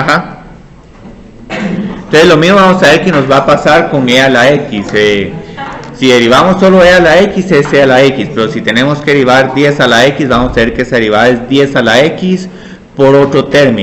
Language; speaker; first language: Spanish; native; Spanish